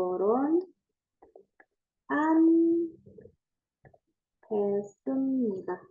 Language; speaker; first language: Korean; non-native, learner; Indonesian